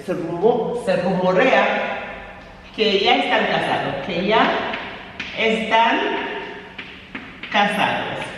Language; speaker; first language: Spanish; non-native, fluent; English